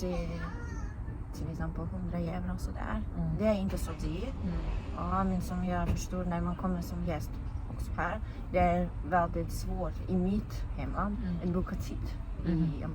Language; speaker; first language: Swedish; non-native, fluent; Azerbaijani